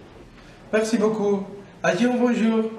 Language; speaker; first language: French; non-native, learner; Spanish